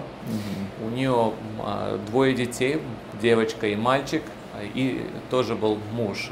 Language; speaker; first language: Russian; early bilingual, heritage; Russian